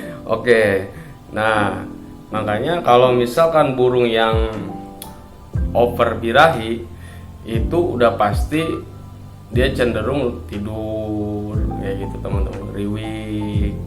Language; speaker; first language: Indonesian; native; Indonesian